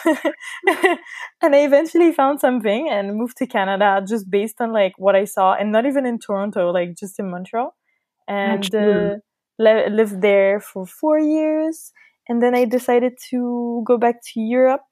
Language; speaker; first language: English; non-native, fluent; French